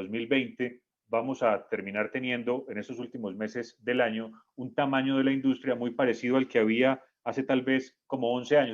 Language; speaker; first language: Spanish; native; Spanish